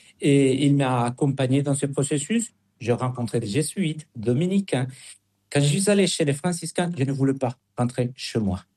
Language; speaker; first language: French; non-native, fluent; Spanish